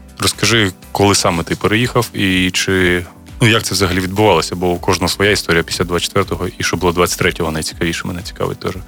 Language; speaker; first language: Ukrainian; native; Ukrainian